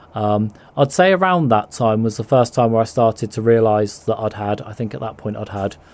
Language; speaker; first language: English; native; English